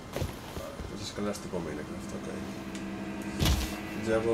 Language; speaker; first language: Spanish; native; Spanish